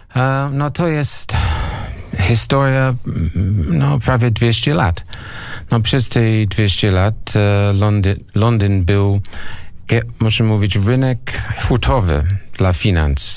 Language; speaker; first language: Polish; non-native, learner; English